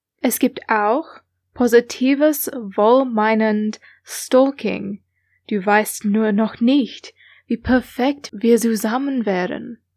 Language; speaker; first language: German; non-native, learner; English